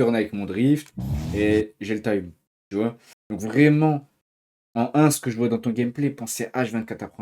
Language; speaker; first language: French; native; French